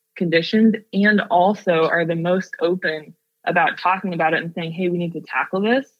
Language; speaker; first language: English; native; English